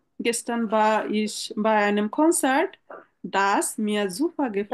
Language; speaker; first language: German; non-native, fluent; Bangla